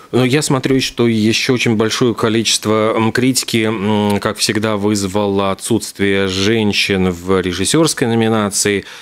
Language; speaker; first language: Russian; native; Russian